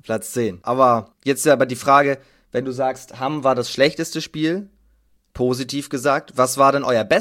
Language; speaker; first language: German; native; German